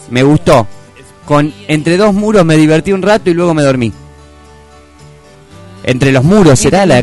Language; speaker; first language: Spanish; native; Spanish